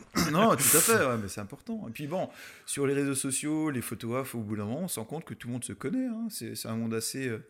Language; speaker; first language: French; native; French